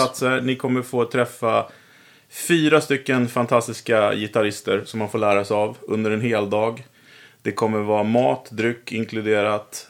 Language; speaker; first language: Swedish; native; Swedish